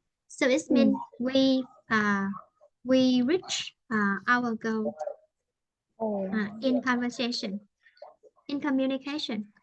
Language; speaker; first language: English; non-native, fluent; Vietnamese